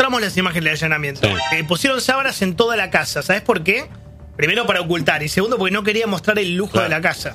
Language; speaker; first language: Spanish; native; Spanish